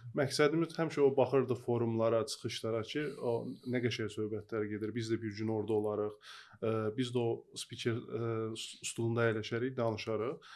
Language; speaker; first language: Azerbaijani; native; Azerbaijani